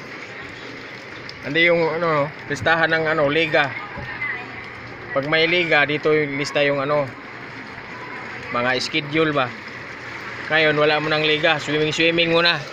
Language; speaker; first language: Filipino; native; Filipino